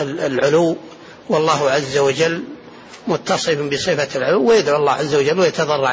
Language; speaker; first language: Arabic; native; Arabic